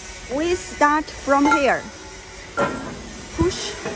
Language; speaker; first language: English; non-native, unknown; Chinese